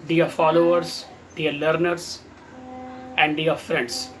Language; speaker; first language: English; non-native, local second language; Hindi